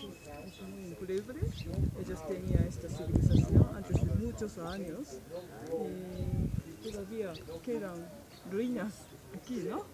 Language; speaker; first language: Spanish; non-native, learner; Japanese